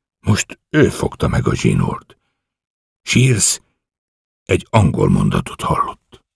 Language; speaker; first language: Hungarian; native; Hungarian